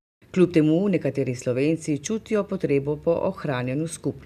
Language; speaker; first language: Slovenian; native; Slovenian